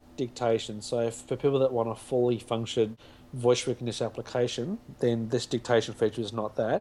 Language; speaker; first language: English; native; English